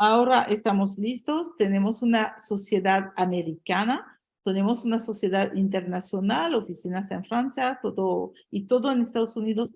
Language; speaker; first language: Spanish; non-native, fluent; French